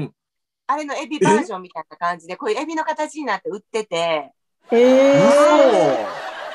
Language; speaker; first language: Japanese; native; Japanese